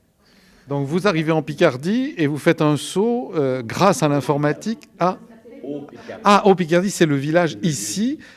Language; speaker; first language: French; native; French